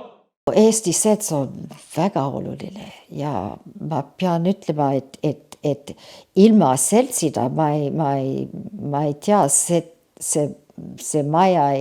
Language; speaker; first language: Estonian; early bilingual, heritage; Estonian